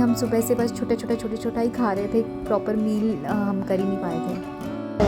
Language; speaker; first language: Hindi; native; Hindi